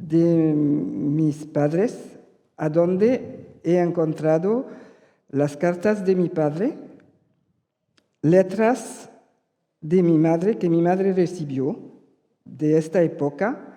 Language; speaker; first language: Spanish; early bilingual, heritage; Spanish